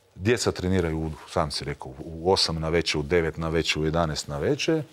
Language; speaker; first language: Croatian; native; Croatian